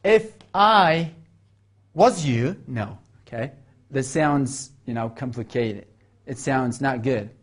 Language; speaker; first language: English; non-native, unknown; Mongolian